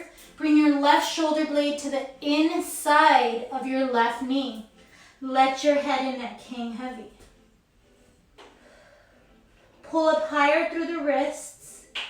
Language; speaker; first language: English; native; English